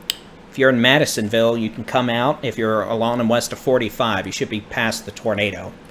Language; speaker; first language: English; native; English